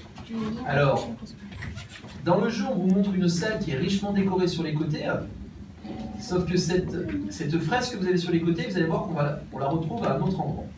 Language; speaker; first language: French; native; French